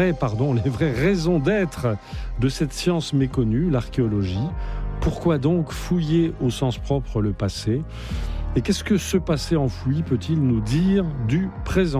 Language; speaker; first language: French; native; French